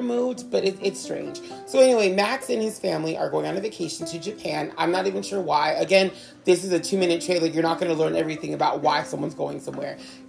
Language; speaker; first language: English; native; English